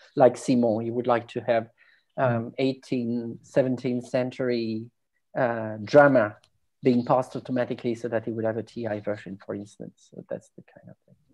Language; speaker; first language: English; non-native, fluent; French